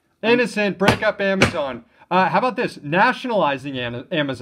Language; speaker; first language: English; native; English